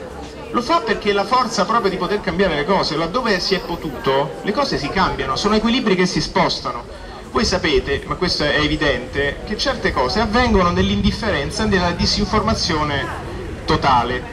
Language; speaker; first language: Italian; native; Italian